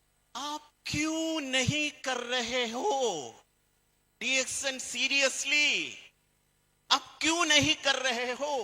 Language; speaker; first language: Hindi; non-native, fluent; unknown